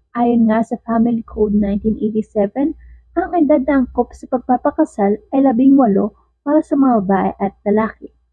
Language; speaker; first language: Filipino; native; Filipino